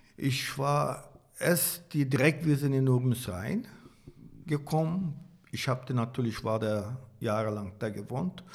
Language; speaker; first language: German; non-native, learner; Turkish